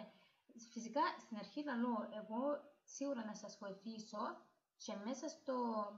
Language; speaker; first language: Greek; non-native, learner; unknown